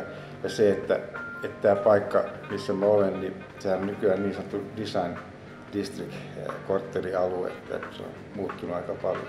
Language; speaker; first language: Finnish; native; Finnish